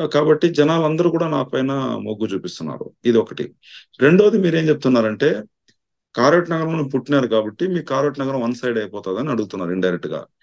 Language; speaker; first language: Telugu; non-native, local second language; Tamil